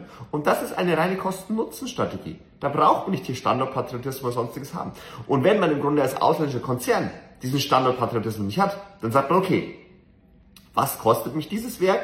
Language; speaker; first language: German; native; German